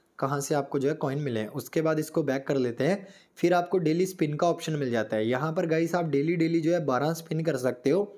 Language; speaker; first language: Hindi; native; Hindi